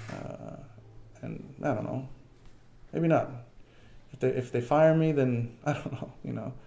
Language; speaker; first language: English; native; English